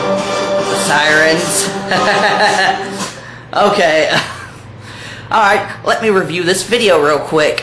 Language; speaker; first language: English; native; English